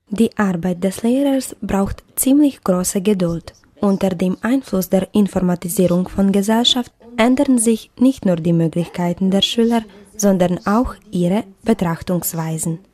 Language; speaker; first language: German; non-native, fluent; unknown